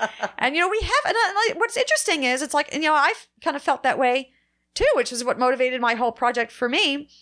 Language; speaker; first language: English; native; English